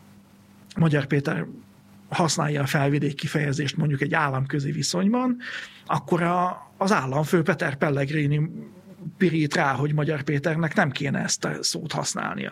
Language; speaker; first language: Hungarian; native; Hungarian